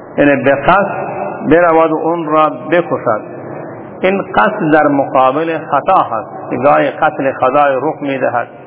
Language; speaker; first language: Persian; non-native, local second language; Baluchi